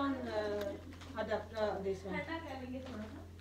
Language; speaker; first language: English; non-native, learner; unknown